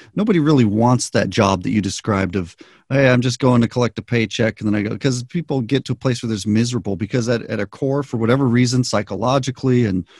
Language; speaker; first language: English; native; English